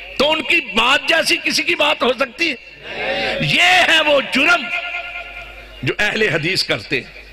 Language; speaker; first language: Urdu; non-native, local second language; Punjabi